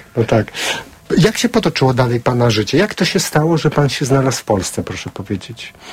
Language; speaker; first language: Polish; native; Polish